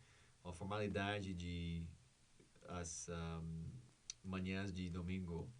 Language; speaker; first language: Portuguese; non-native, learner; English